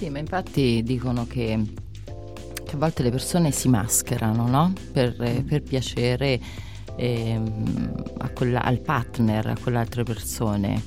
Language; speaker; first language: Italian; native; Italian